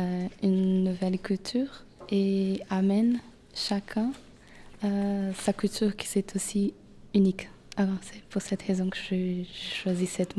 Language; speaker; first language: French; non-native, learner; Portuguese